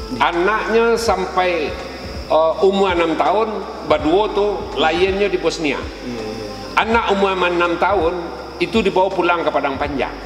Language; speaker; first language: Malay; non-native, local second language; Minangkabau